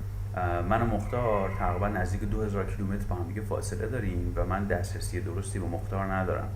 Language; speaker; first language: Persian; native; Persian